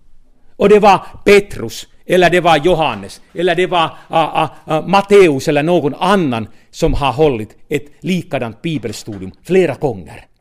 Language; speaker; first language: Swedish; non-native, fluent; Finnish